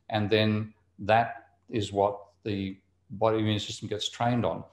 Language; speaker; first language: English; native; English